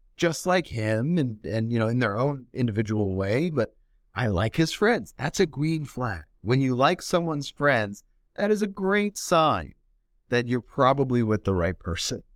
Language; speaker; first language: English; native; English